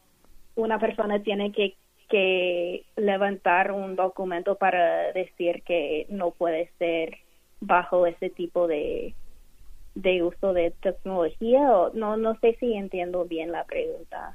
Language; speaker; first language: Spanish; non-native, fluent; English